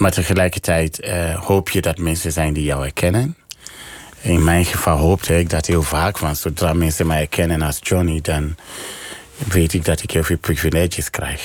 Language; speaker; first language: Dutch; non-native, fluent; English